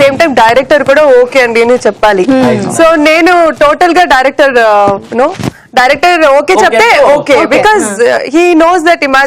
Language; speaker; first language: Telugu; non-native, learner; Kannada